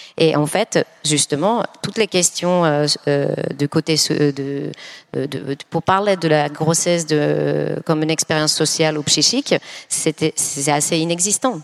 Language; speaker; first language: French; non-native, fluent; Finnish